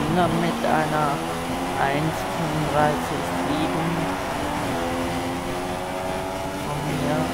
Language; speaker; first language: German; native; German